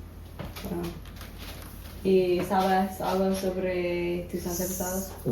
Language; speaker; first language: Spanish; non-native, learner; English